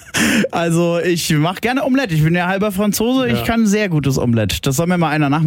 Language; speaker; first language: German; native; German